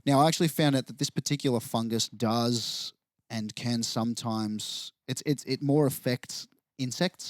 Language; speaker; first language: English; native; English